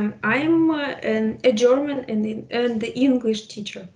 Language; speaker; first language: English; non-native, fluent; Russian